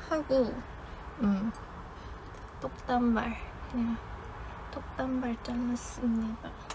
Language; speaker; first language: Korean; non-native, fluent; Chinese